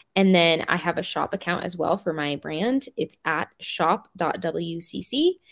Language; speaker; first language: English; native; English